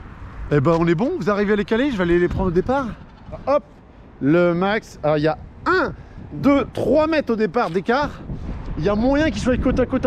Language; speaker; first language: French; native; French